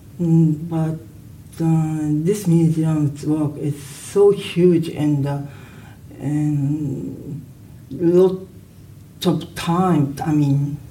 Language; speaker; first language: English; non-native, learner; Japanese